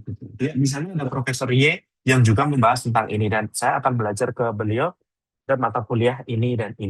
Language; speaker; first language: Indonesian; native; Indonesian